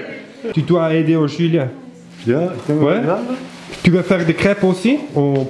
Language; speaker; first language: French; non-native, learner; Spanish